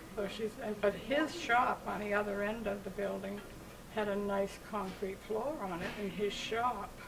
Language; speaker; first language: English; native; English